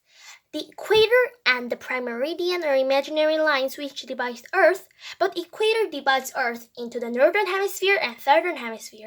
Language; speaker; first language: English; non-native, fluent; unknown